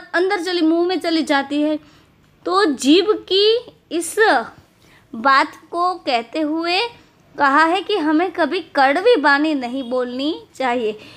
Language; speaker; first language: Hindi; non-native, local second language; Gujarati